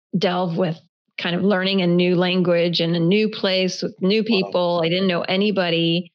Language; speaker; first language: English; early bilingual, other home language; Hebrew